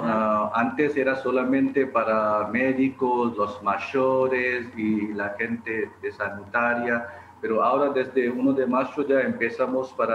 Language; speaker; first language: Spanish; non-native, fluent; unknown